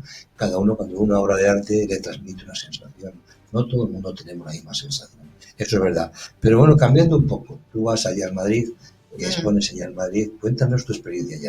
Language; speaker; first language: Spanish; native; Spanish